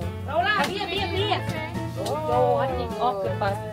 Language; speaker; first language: German; non-native, learner; Filipino